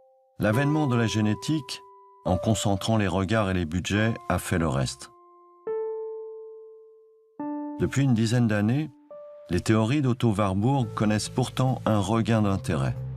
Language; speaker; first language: French; native; French